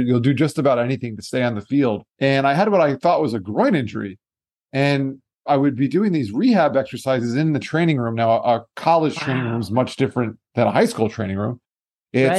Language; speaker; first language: English; native; English